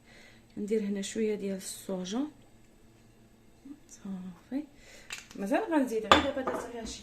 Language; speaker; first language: Arabic; native; Arabic